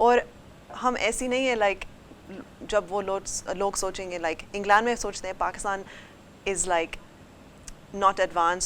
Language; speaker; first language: Hindi; early bilingual, heritage; English